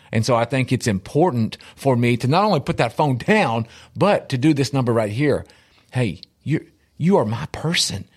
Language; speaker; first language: English; native; English